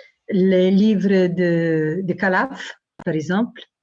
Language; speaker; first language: French; non-native, fluent; Italian